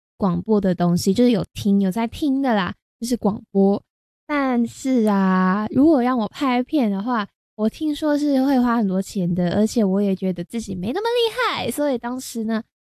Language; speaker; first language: Chinese; non-native, local second language; Cantonese